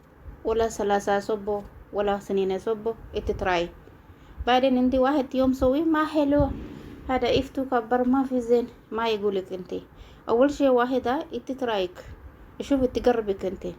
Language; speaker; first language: Arabic; non-native, learner; Oromo